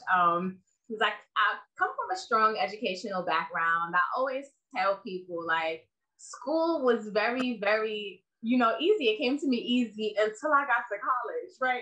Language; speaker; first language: English; native; English